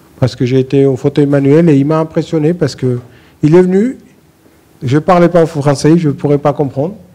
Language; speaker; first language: French; non-native, fluent; Armenian